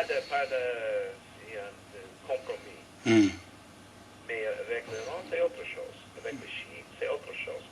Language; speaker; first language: French; non-native, fluent; English